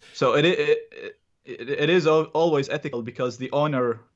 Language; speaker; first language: English; non-native, fluent; Arabic